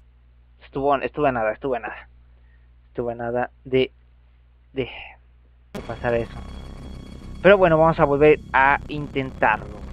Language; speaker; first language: Spanish; native; Spanish